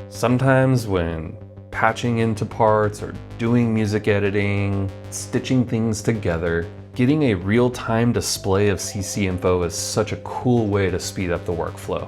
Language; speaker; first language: English; native; English